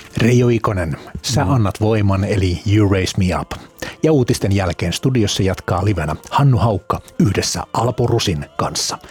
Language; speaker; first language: Finnish; native; Finnish